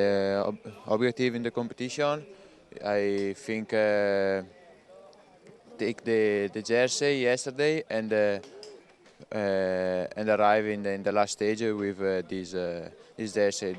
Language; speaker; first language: English; non-native, learner; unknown